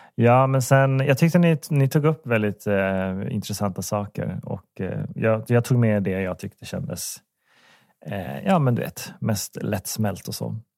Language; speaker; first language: Swedish; native; Swedish